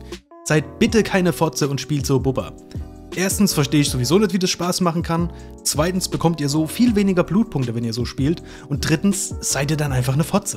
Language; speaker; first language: German; native; German